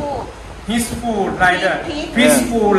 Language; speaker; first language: English; non-native, learner; Thai